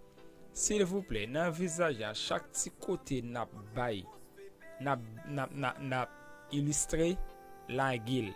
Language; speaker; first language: French; non-native, learner; Haitian Creole